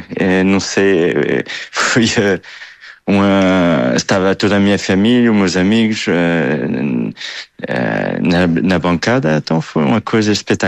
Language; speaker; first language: Portuguese; early bilingual, heritage; Portuguese